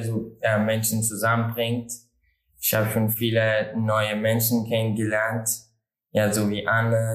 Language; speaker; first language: German; non-native, learner; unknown